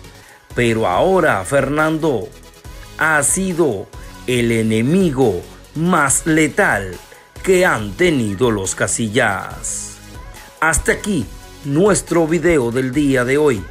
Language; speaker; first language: Spanish; native; Spanish